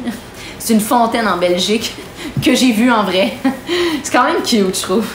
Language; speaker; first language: French; native; French